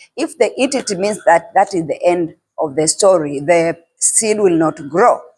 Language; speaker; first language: English; non-native, local second language; Swahili